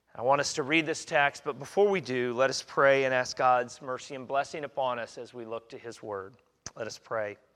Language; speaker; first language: English; native; English